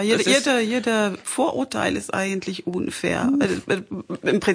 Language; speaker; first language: German; non-native, fluent; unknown